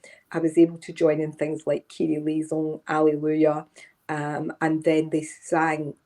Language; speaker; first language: English; native; English